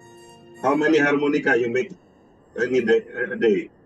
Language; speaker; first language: English; non-native, learner; Indonesian